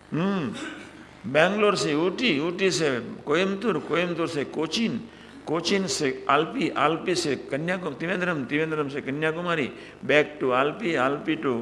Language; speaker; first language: Hindi; non-native, local second language; Gujarati